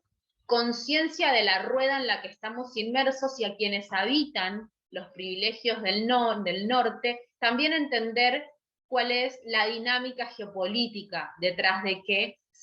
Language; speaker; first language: Spanish; native; Spanish